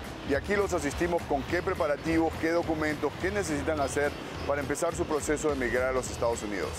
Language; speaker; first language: Spanish; native; Spanish